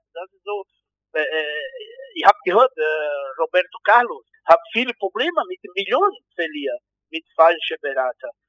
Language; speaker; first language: German; non-native, learner; Portuguese